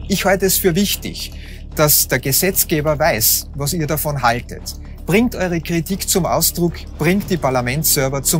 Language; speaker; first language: German; native; German